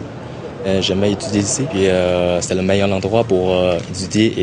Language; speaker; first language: French; non-native, learner; Chinese